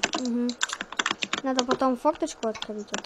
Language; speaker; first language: Russian; native; Russian